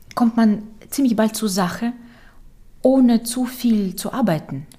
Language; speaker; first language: German; early bilingual, other home language; Romanian